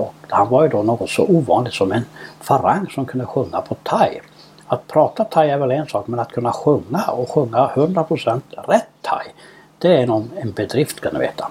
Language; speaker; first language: Swedish; native; Swedish